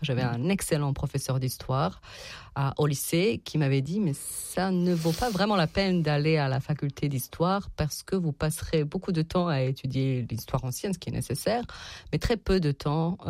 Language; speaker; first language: French; non-native, fluent; Serbian